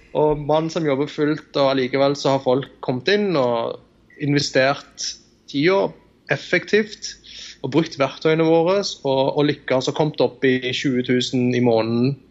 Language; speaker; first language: Norwegian; early bilingual, other home language; Tamil